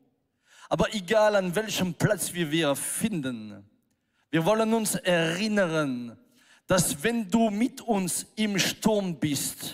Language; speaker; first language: German; non-native, fluent; French